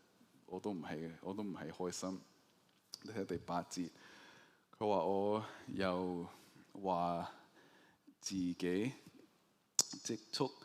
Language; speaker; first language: Cantonese; early bilingual, heritage; Cantonese